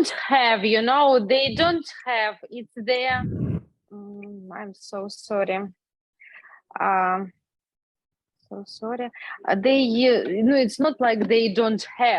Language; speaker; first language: English; non-native, learner; Ukrainian